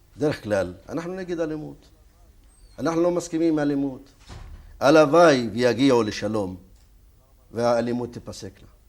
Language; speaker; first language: Hebrew; non-native, local second language; Arabic